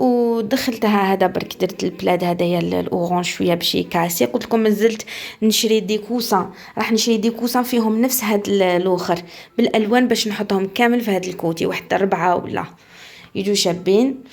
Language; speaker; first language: Arabic; native; Arabic